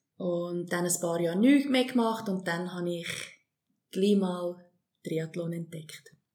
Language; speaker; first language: German; early bilingual, heritage; German